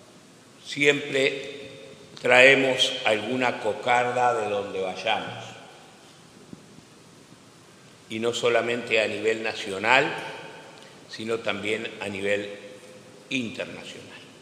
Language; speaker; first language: Spanish; native; Spanish